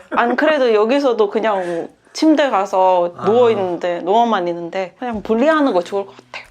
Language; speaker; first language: Korean; non-native, fluent; Indonesian